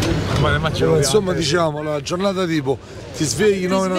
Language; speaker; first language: Italian; native; Italian